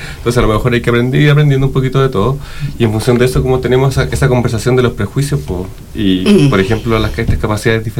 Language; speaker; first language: Spanish; native; Spanish